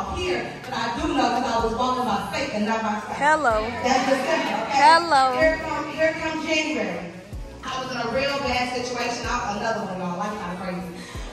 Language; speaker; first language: English; native; English